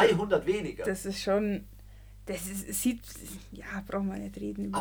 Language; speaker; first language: German; native; German